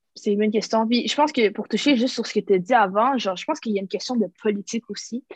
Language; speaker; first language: French; native; French